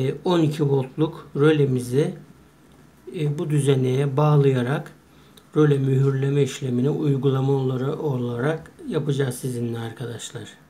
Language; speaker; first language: Turkish; native; Turkish